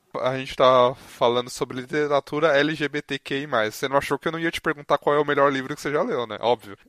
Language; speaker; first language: Portuguese; native; Portuguese